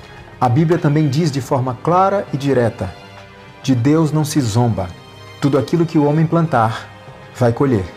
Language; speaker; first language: Portuguese; native; Portuguese